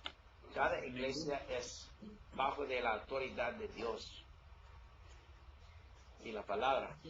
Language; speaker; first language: Spanish; non-native, learner; English